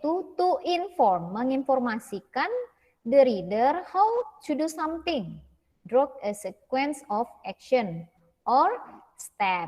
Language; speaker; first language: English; non-native, fluent; Indonesian